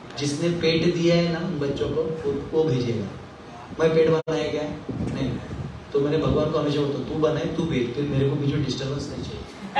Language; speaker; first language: Hindi; native; Hindi